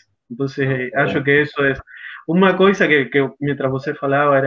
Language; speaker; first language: Portuguese; non-native, learner; Spanish